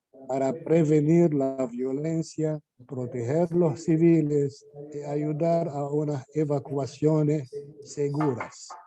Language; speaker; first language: Spanish; non-native, fluent; Arabic